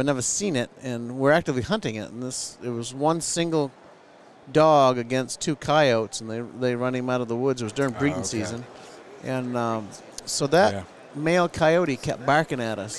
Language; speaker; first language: English; native; English